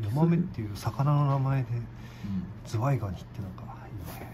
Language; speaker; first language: Japanese; native; Japanese